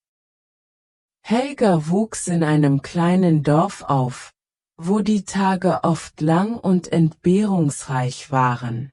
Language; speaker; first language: German; native; German